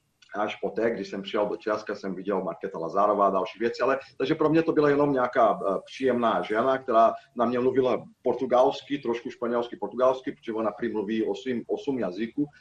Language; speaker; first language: Czech; non-native, fluent; Portuguese